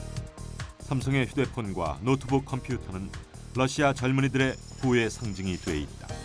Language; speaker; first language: Korean; native; Korean